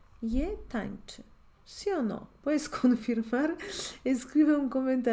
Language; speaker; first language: Spanish; non-native, fluent; Polish